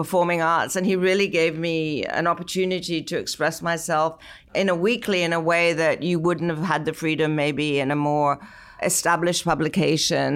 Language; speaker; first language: English; native; English